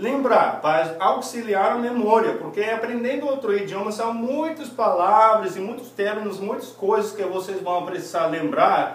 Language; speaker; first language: Portuguese; non-native, fluent; English